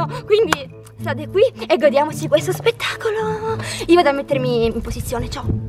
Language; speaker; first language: Italian; native; Italian